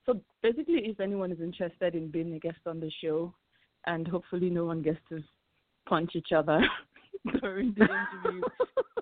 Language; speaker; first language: English; non-native, local second language; Yoruba